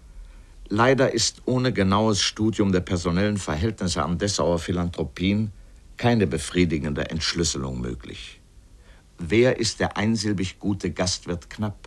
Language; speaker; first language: German; native; German